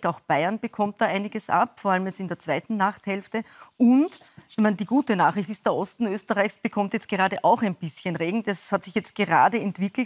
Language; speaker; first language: German; native; German